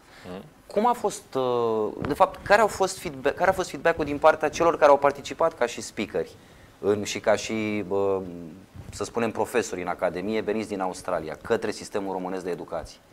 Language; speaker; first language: Romanian; native; Romanian